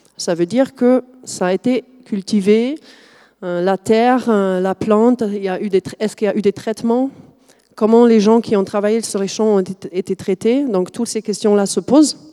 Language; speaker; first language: French; non-native, fluent; German